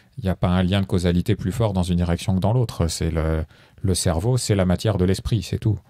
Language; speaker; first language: French; native; French